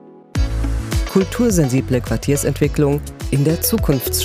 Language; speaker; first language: German; native; German